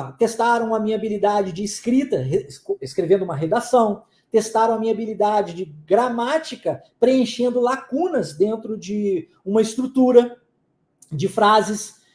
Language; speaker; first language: Portuguese; non-native, fluent; English